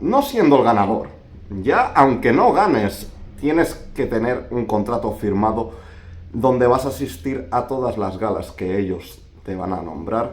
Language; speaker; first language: Spanish; native; Spanish